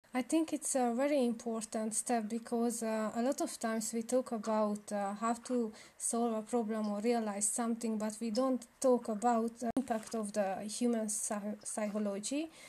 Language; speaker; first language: English; non-native, learner; Hungarian